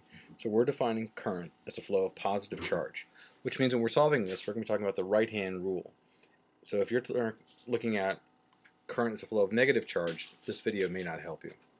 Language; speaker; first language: English; native; English